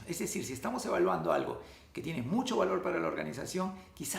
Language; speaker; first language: Spanish; native; Spanish